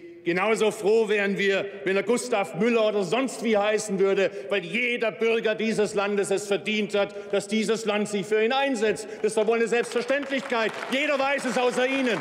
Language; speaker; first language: German; native; German